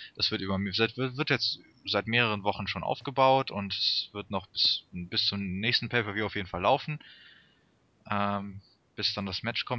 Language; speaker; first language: German; native; German